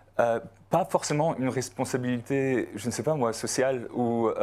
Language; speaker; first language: French; non-native, fluent; Polish